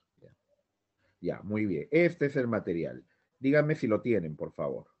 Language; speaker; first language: Spanish; native; Spanish